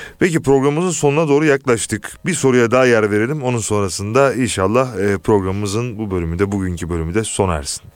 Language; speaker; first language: Turkish; native; Turkish